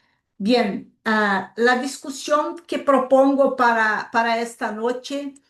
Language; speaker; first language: Spanish; non-native, local second language; Portuguese